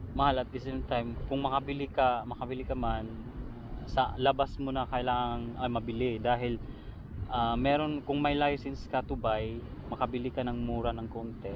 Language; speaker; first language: Filipino; non-native, local second language; Cebuano